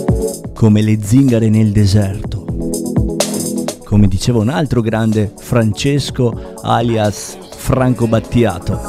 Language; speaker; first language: Italian; native; Italian